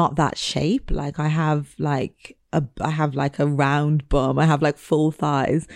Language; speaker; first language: English; native; English